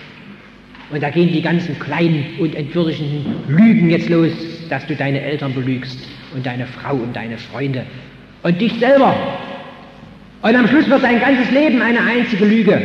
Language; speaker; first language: German; native; German